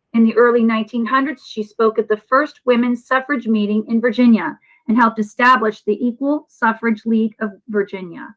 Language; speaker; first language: English; native; English